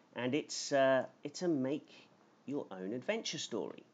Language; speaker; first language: English; native; English